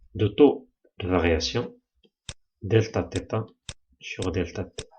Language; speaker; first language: French; non-native, local second language; Arabic